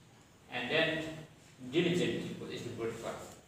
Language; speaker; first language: English; non-native, fluent; Indonesian